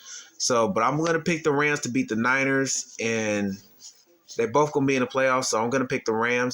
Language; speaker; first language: English; native; English